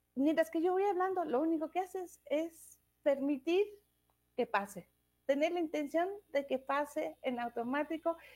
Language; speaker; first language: Spanish; native; Spanish